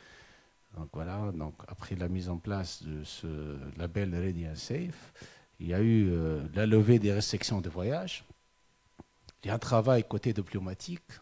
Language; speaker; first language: French; non-native, local second language; Arabic